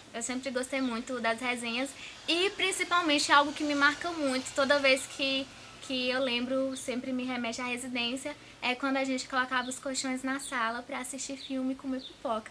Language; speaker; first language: Portuguese; native; Portuguese